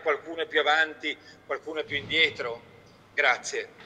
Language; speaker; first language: Italian; native; Italian